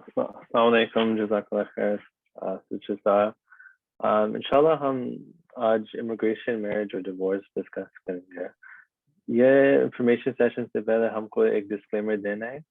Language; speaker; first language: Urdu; early bilingual, heritage; Urdu